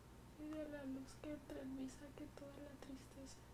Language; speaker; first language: Spanish; native; Spanish